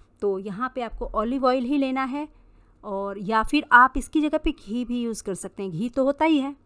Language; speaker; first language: Hindi; native; Hindi